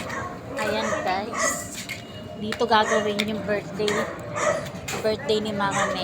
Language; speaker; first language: Filipino; native; Filipino